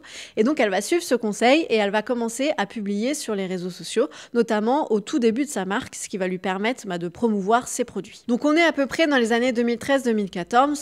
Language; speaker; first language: French; native; French